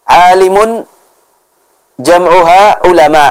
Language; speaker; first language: Arabic; non-native, fluent; Indonesian